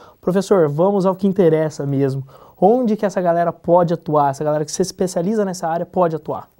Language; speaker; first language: Portuguese; native; Portuguese